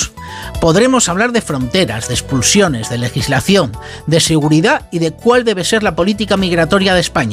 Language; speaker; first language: Spanish; native; Spanish